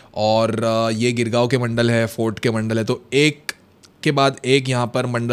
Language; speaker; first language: Hindi; non-native, local second language; Marathi